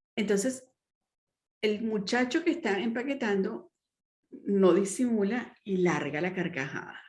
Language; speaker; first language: Spanish; native; Spanish